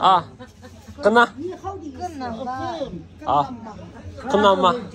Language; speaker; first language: Chinese; non-native, learner; Turkish